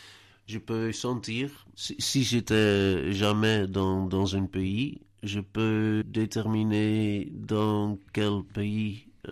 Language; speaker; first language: French; non-native, learner; Dutch